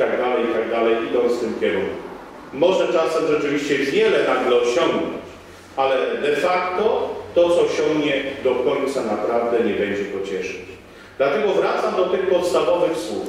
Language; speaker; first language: Polish; native; Polish